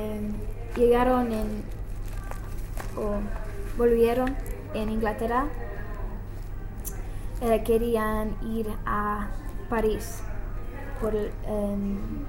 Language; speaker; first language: Spanish; non-native, learner; English